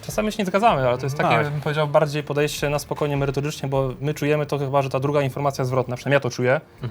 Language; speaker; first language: Polish; native; Polish